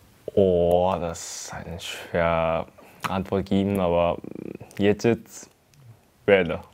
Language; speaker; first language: German; non-native, learner; Korean